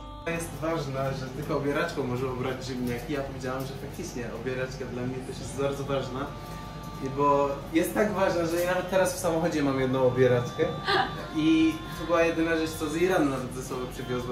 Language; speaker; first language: Polish; non-native, fluent; Persian